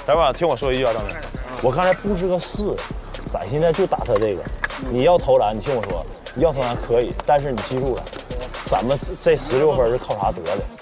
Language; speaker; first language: Chinese; native; Chinese